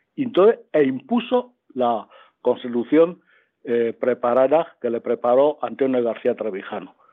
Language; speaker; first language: Spanish; non-native, local second language; Fang